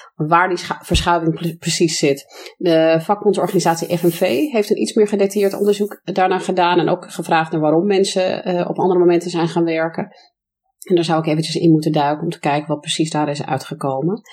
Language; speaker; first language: Dutch; non-native, fluent; English